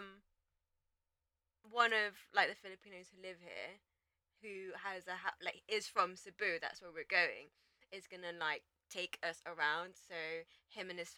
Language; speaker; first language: English; native; English